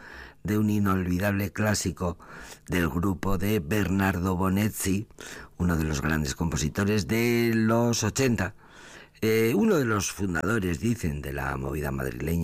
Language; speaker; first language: Spanish; native; Spanish